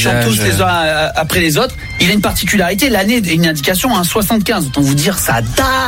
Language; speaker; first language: French; native; French